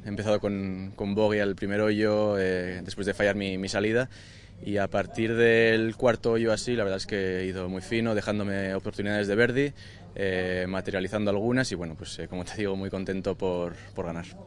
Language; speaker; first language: Spanish; native; Spanish